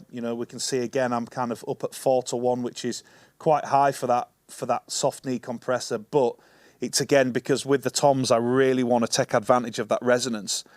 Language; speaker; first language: English; native; English